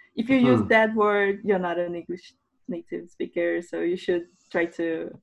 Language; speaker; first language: English; non-native, fluent; Portuguese